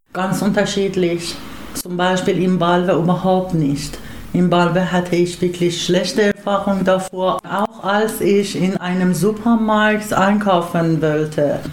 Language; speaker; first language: German; non-native, fluent; Persian